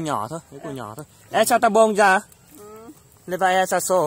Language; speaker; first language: Portuguese; non-native, learner; Vietnamese